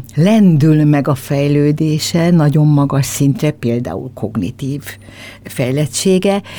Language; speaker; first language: Hungarian; native; Hungarian